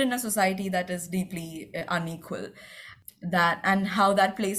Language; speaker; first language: English; non-native, local second language; Malayalam